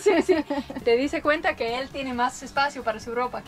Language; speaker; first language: Spanish; non-native, fluent; English